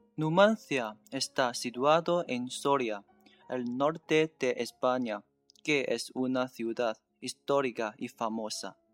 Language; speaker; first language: Spanish; non-native, learner; Chinese